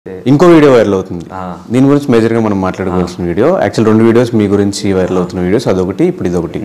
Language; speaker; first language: Telugu; native; Telugu